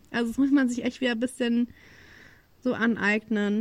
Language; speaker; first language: German; native; German